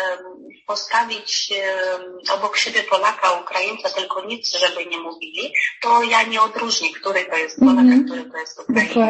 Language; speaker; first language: Polish; non-native, fluent; Ukrainian